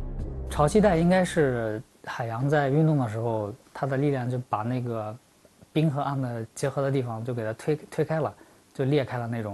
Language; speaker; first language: Chinese; native; Chinese